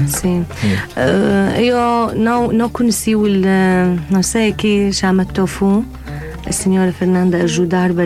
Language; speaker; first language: Portuguese; non-native, learner; Arabic